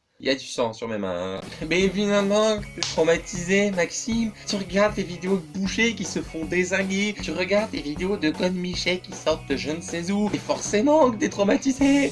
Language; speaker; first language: French; native; French